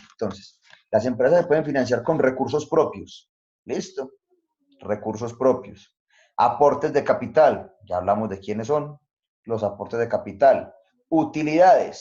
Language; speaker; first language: Spanish; native; Spanish